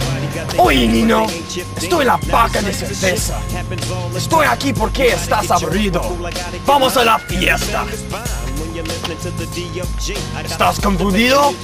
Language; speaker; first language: Spanish; non-native, learner; English